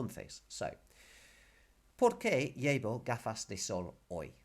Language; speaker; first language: Spanish; non-native, fluent; English